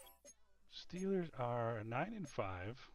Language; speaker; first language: English; native; English